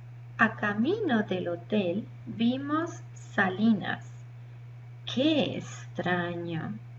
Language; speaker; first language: Spanish; non-native, learner; English